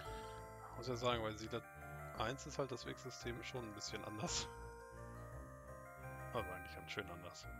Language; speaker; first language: German; native; German